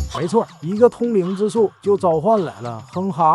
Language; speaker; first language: Chinese; native; Chinese